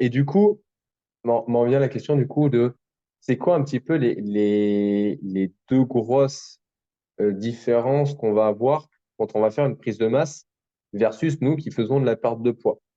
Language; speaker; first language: French; native; French